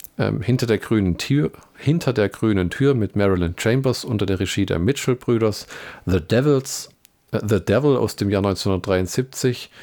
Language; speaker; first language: German; native; German